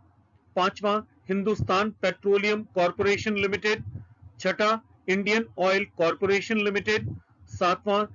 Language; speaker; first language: Hindi; native; Hindi